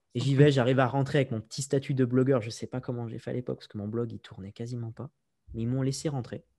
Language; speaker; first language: French; native; French